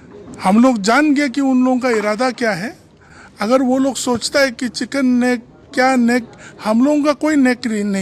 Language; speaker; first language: Hindi; non-native, local second language; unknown